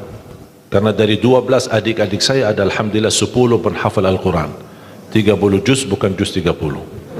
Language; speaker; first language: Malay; non-native, fluent; Arabic